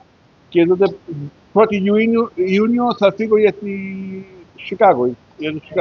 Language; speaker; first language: Greek; early bilingual, heritage; Greek